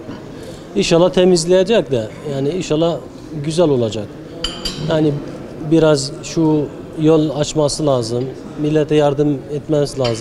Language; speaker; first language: Turkish; non-native, learner; Kurdish